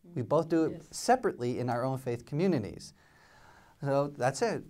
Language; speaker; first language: English; native; English